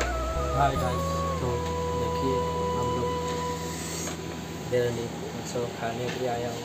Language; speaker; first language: Hindi; non-native, local second language; Bangla